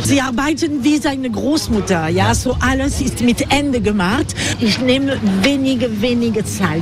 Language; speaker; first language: German; non-native, learner; French